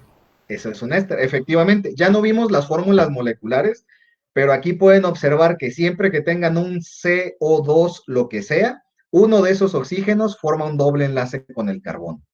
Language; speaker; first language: Spanish; native; Spanish